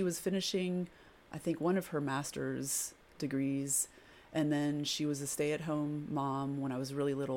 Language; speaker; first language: English; early bilingual, other home language; French